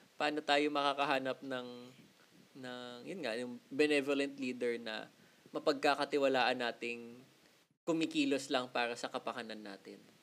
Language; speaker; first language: Filipino; native; Filipino